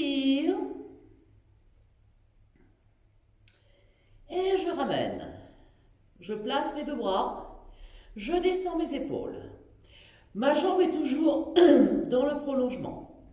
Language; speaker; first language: French; native; French